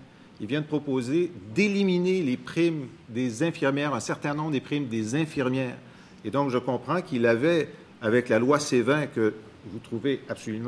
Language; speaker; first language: French; native; French